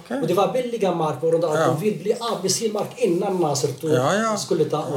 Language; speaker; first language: Swedish; non-native, fluent; Arabic